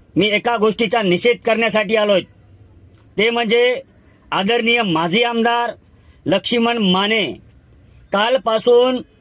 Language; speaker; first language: Marathi; non-native, local second language; Lambadi